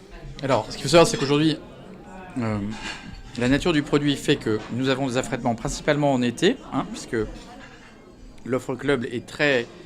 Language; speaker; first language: French; native; French